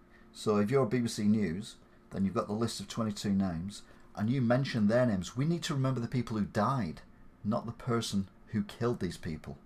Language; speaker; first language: English; native; English